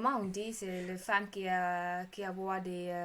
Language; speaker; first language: French; non-native, learner; Khmer